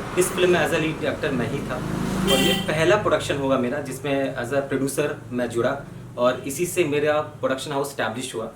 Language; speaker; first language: Hindi; non-native, local second language; Bangla